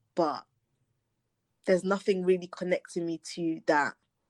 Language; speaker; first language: English; native; English